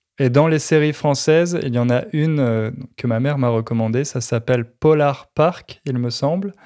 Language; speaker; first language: French; native; French